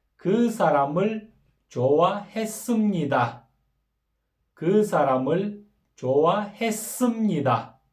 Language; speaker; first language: Korean; non-native, fluent; Kyrgyz